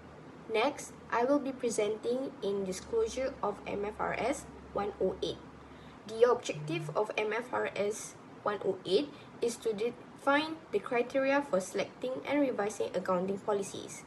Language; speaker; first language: English; non-native, local second language; Malay